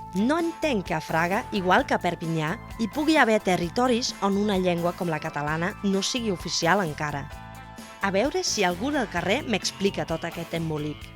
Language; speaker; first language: Catalan; non-native, fluent; German